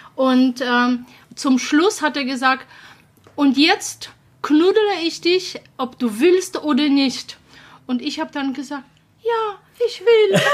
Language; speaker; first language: German; non-native, fluent; Polish